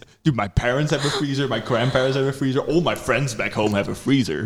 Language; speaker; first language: English; non-native, fluent; Dutch